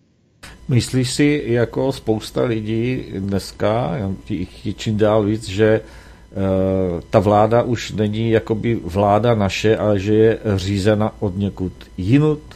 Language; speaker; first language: Czech; native; Czech